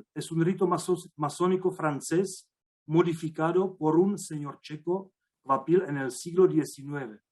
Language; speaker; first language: Spanish; non-native, fluent; Czech